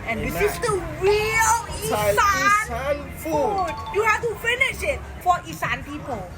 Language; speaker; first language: English; non-native, learner; Thai